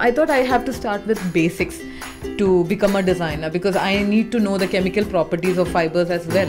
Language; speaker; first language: English; non-native, local second language; Malayalam